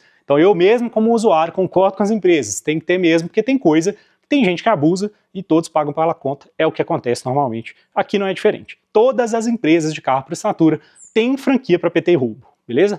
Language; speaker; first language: Portuguese; native; Portuguese